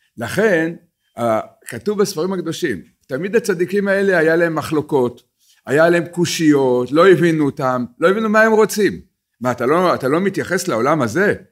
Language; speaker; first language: Hebrew; native; Hebrew